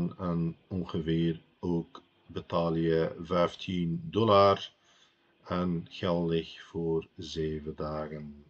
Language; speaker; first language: Dutch; non-native, fluent; Arabic